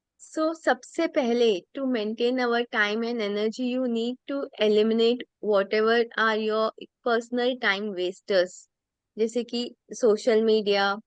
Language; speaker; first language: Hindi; native; Hindi